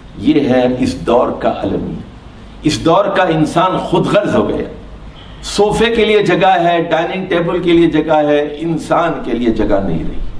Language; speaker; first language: Urdu; native; Urdu